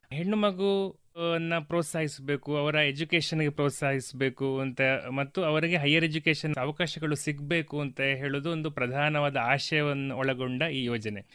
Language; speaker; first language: Kannada; native; Kannada